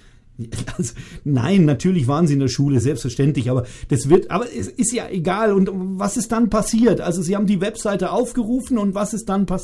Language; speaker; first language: German; native; German